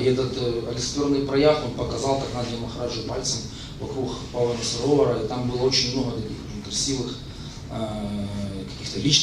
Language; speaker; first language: Russian; native; Russian